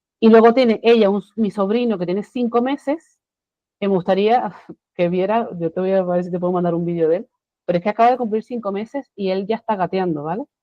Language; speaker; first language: Spanish; native; Spanish